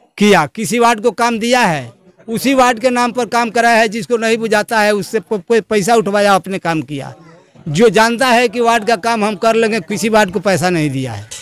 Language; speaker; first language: Hindi; native; Hindi